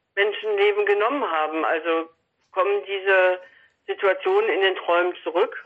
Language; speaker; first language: German; native; German